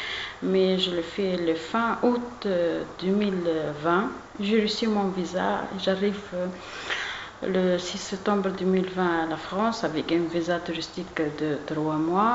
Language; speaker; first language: French; non-native, learner; Arabic